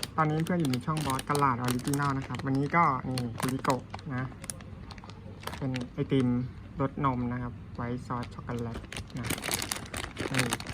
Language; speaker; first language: Thai; native; Thai